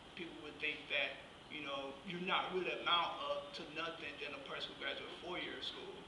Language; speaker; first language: English; native; English